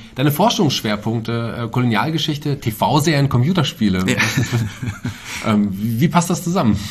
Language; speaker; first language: German; native; German